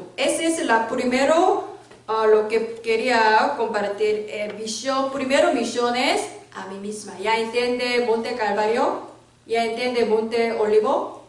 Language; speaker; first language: Spanish; non-native, learner; Korean